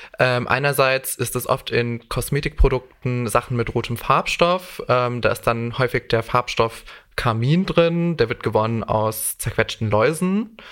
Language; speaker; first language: German; native; German